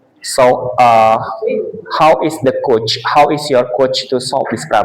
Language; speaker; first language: English; non-native, fluent; Indonesian